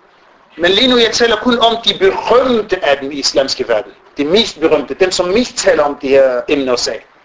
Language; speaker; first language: Danish; non-native, fluent; Arabic